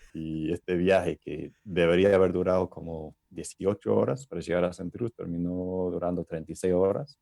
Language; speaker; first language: Spanish; non-native, fluent; English